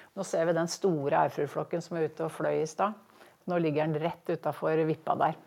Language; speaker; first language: Norwegian; native; Norwegian